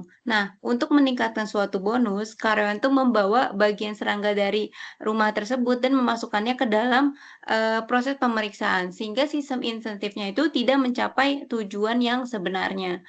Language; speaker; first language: Indonesian; native; Indonesian